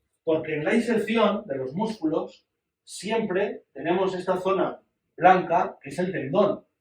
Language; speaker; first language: Spanish; native; Spanish